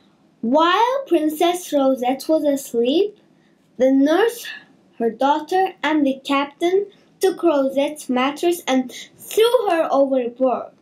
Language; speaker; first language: English; native; English